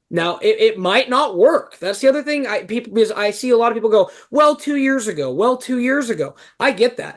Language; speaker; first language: English; native; English